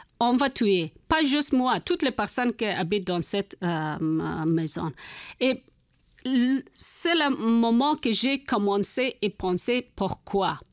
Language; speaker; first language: French; non-native, learner; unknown